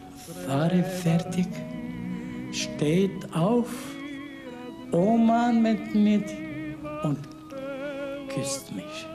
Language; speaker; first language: German; non-native, learner; Bulgarian